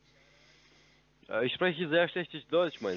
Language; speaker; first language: German; non-native, fluent; Russian